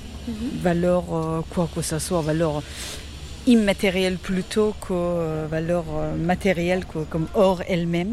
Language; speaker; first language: French; non-native, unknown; Persian